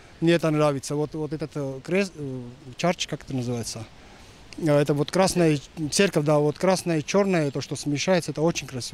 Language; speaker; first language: Russian; non-native, fluent; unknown